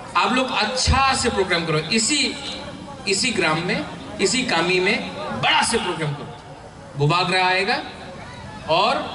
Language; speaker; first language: Hindi; non-native, local second language; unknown